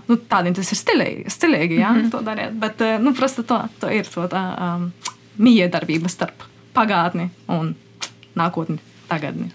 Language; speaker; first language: Latvian; native; Latvian